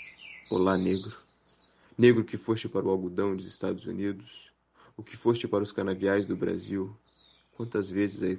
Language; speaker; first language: Portuguese; native; Portuguese